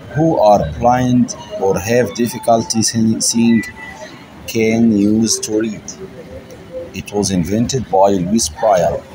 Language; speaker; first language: English; non-native, fluent; Arabic